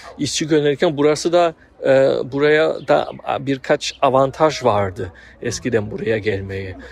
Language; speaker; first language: Turkish; early bilingual, heritage; Turkish